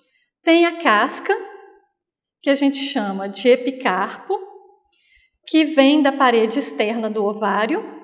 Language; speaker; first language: Portuguese; native; Portuguese